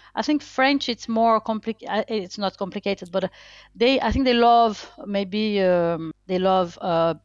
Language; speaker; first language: English; non-native, fluent; Portuguese